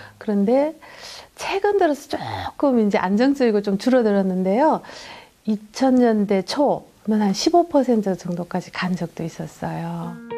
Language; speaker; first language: Korean; native; Korean